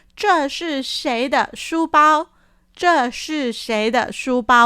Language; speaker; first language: Chinese; non-native, fluent; Thai